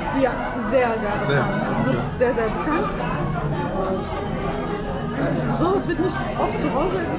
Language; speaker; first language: German; early bilingual, other home language; Arabic